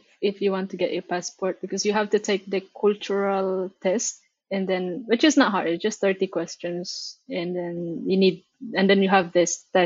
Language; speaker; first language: English; non-native, local second language; Filipino